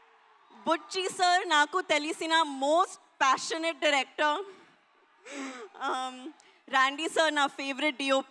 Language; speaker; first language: Telugu; non-native, learner; Hindi